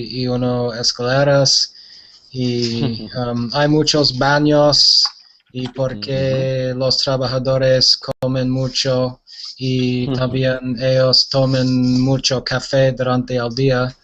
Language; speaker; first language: Spanish; non-native, learner; English